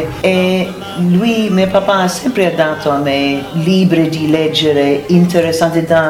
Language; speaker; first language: Italian; non-native, learner; English